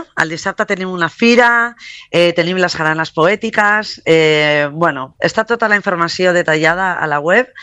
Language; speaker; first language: Catalan; non-native, local second language; Spanish